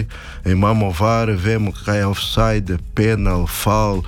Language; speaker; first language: Slovenian; non-native, learner; Portuguese